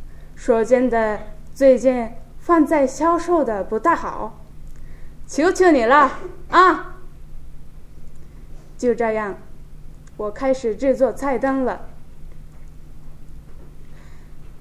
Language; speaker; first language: Chinese; non-native, fluent; Japanese